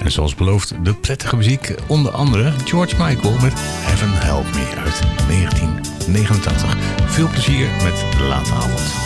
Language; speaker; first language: Dutch; native; Dutch